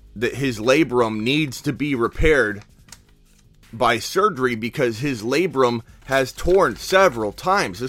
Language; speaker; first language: English; native; English